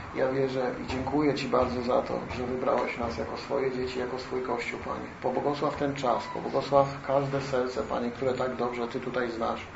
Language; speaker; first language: Polish; native; Polish